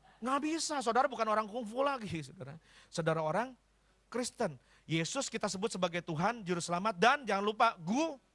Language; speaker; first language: Indonesian; native; Indonesian